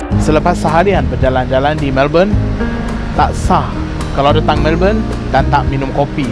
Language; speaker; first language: Malay; non-native, fluent; English